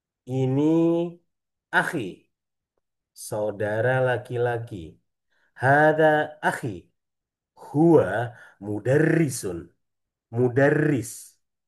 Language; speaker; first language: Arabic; non-native, fluent; Indonesian